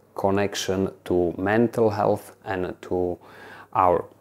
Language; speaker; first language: English; non-native, fluent; Slovak